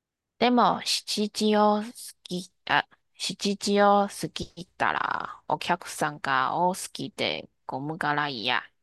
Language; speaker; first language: Japanese; non-native, learner; Chinese